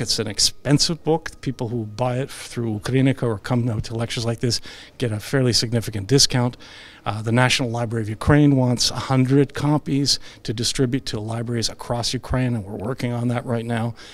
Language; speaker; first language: English; early bilingual, other home language; Ukrainian